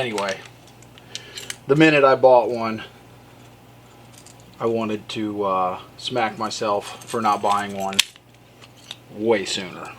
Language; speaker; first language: English; native; English